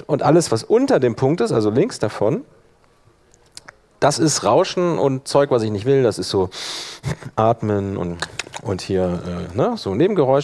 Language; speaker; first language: German; native; German